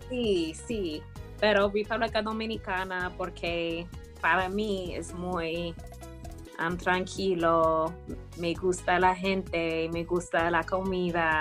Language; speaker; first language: Spanish; early bilingual, heritage; English